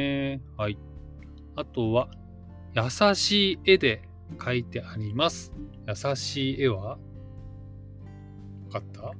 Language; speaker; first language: Japanese; native; Japanese